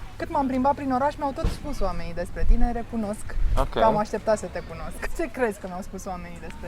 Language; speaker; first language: Romanian; native; Romanian